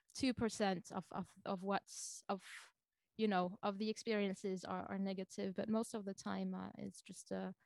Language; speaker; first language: English; non-native, fluent; French